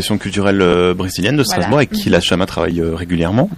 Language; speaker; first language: French; native; French